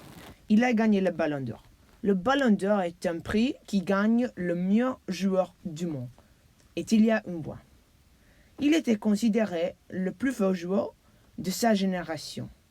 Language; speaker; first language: French; non-native, learner; English